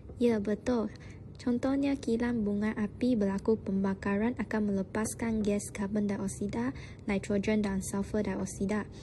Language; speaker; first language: Malay; non-native, local second language; Chinese